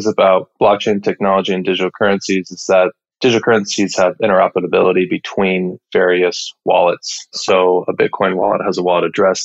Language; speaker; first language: English; native; English